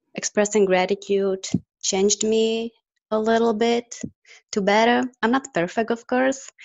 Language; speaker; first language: English; non-native, fluent; Czech